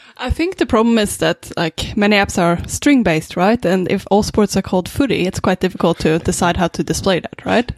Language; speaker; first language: English; non-native, fluent; Swedish